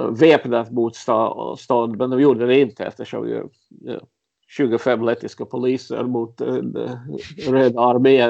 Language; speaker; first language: Swedish; early bilingual, other home language; Latvian